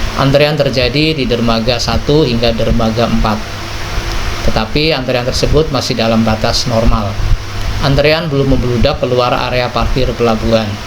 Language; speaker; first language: Indonesian; native; Indonesian